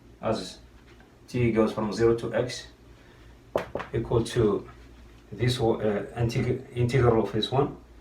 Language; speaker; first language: English; non-native, fluent; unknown